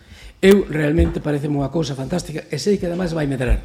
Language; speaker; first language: Galician; native; Galician